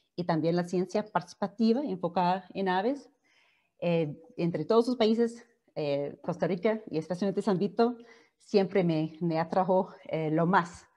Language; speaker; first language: Spanish; non-native, fluent; English